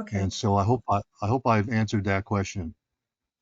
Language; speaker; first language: English; native; English